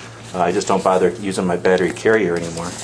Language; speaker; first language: English; native; English